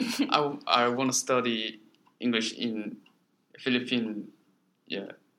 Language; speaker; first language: English; non-native, learner; Korean